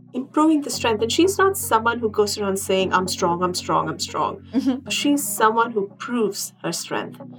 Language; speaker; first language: English; non-native, local second language; Tamil